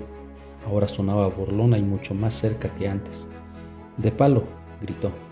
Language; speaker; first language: Spanish; native; Spanish